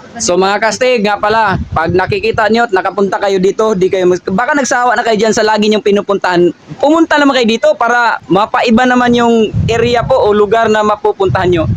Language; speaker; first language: Filipino; non-native, local second language; Cebuano